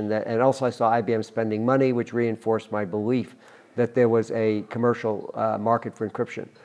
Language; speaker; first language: English; native; English